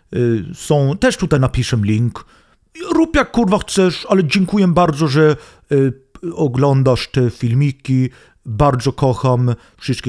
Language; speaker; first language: Polish; non-native, learner; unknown